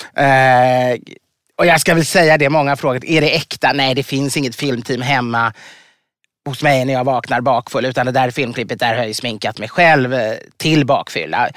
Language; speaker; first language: Swedish; native; Swedish